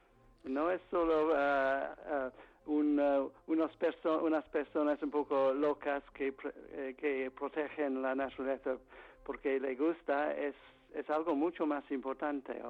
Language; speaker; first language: Spanish; non-native, fluent; English